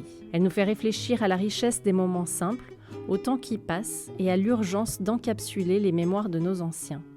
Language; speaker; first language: French; native; French